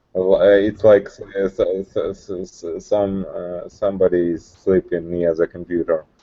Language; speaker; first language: English; non-native, learner; Russian